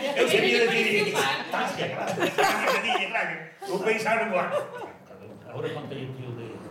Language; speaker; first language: Galician; native; Galician